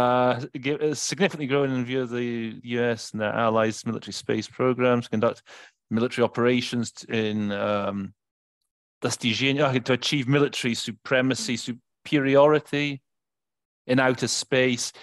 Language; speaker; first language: English; native; English